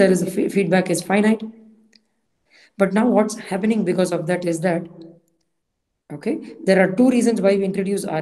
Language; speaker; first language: English; non-native, local second language; Tamil